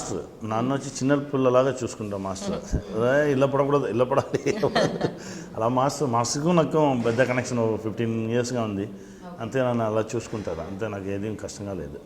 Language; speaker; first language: Telugu; non-native, local second language; Tamil